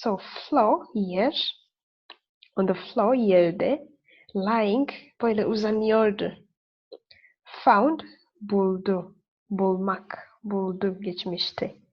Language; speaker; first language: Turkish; non-native, learner; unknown